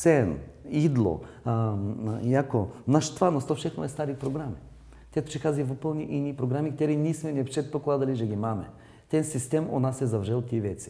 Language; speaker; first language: Czech; non-native, learner; Bulgarian